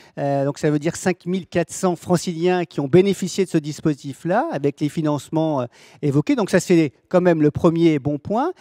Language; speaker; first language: French; native; French